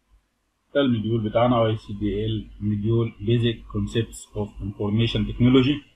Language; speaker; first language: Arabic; native; Arabic